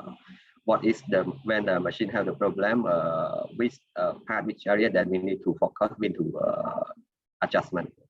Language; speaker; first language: English; non-native, learner; Khmer